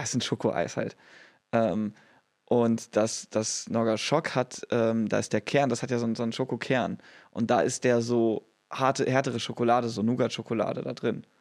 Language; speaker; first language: German; native; German